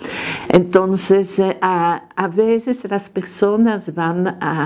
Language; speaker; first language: Spanish; non-native, fluent; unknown